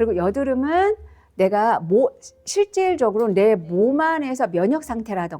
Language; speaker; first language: Korean; native; Korean